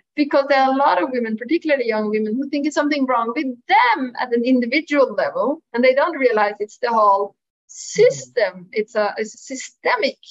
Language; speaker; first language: English; non-native, fluent; Norwegian